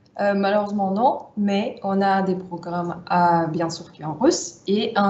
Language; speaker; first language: French; non-native, fluent; Russian